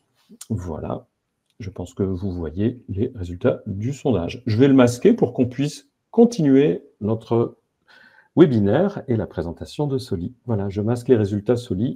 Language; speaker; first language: French; native; French